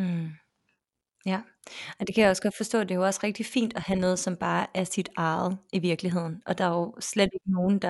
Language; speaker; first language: Danish; native; Danish